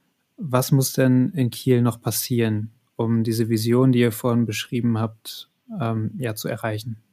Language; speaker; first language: German; native; German